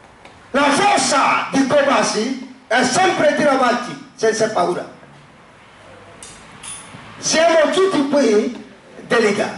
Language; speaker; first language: Italian; non-native, learner; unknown